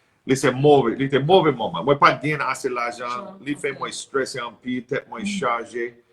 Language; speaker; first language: Haitian Creole; non-native, learner; English